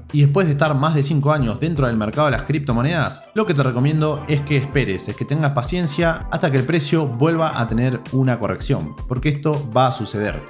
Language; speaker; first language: Spanish; native; Spanish